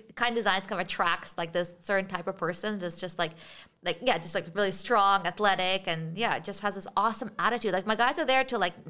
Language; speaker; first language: English; early bilingual, other home language; Russian